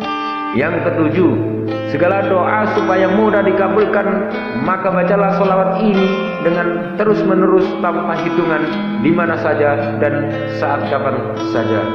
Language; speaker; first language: Indonesian; native; Indonesian